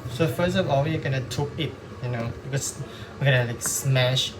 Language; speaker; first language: English; non-native, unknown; Thai